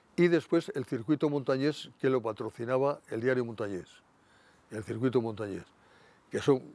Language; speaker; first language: Spanish; native; Spanish